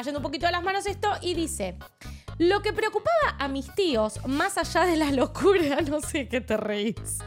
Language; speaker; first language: Spanish; native; Spanish